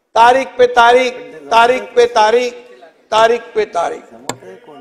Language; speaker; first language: Hindi; non-native, local second language; Marathi